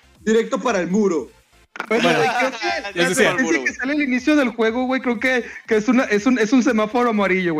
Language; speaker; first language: Spanish; native; Spanish